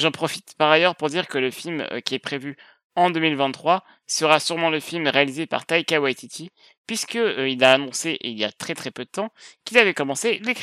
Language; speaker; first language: French; native; French